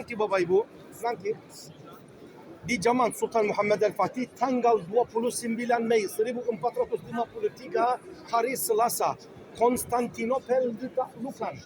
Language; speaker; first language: Indonesian; non-native, learner; Turkish